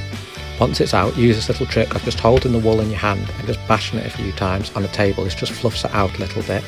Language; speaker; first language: English; native; English